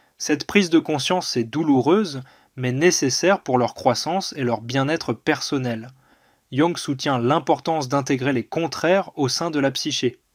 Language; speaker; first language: French; native; French